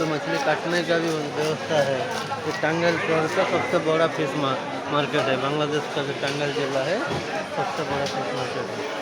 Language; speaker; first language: Hindi; non-native, local second language; Bangla